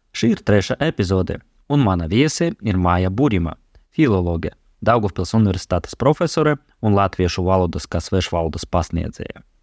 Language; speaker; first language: Latvian; non-native, local second language; Russian